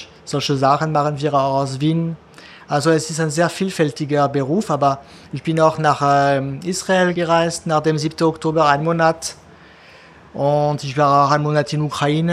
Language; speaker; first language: German; non-native, fluent; French